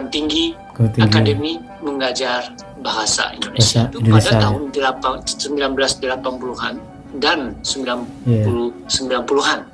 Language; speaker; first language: Indonesian; non-native, fluent; Japanese